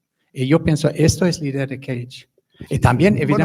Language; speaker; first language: Spanish; non-native, fluent; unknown